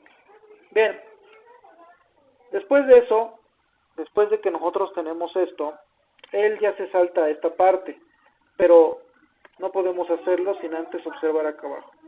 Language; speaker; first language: Spanish; native; Spanish